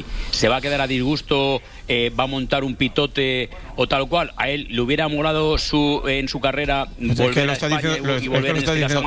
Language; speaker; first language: Spanish; native; Spanish